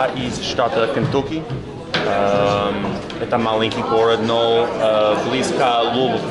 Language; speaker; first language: Russian; non-native, learner; English